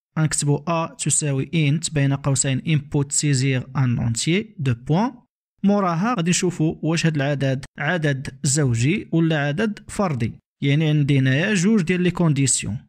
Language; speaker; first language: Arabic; native; Arabic